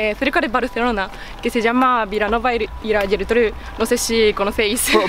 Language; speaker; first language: Spanish; non-native, learner; Japanese